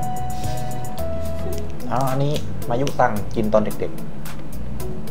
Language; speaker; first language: Japanese; non-native, learner; Thai